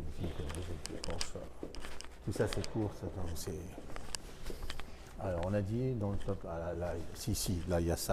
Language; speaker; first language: French; native; French